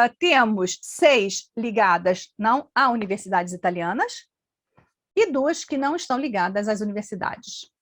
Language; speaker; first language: Portuguese; native; Portuguese